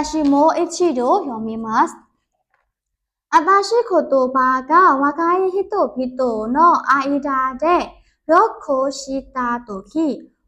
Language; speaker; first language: Japanese; non-native, learner; Burmese